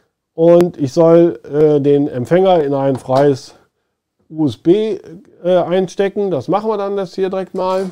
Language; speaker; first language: German; native; German